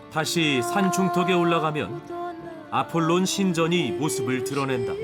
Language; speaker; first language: Korean; native; Korean